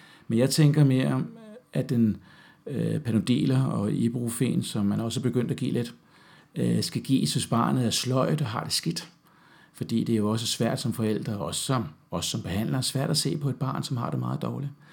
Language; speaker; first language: Danish; native; Danish